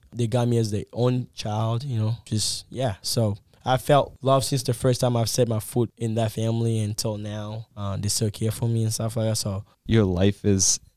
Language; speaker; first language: English; non-native, fluent; Lingala